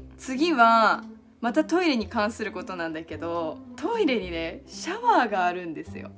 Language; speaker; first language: Japanese; native; Japanese